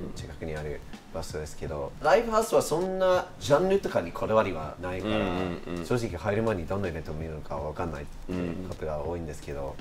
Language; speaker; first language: Japanese; non-native, fluent; English